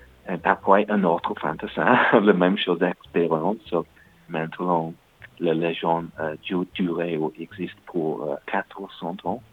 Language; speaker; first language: French; non-native, learner; English